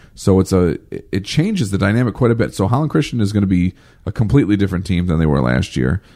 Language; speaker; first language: English; native; English